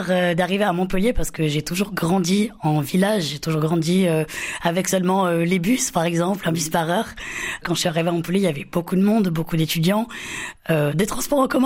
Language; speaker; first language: French; native; French